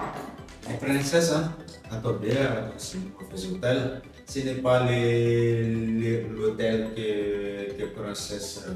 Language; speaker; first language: French; non-native, local second language; Malagasy